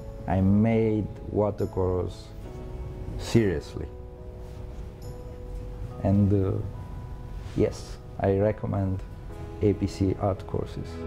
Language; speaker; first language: English; non-native, learner; Romanian